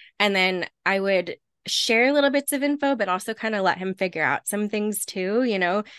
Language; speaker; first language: English; native; English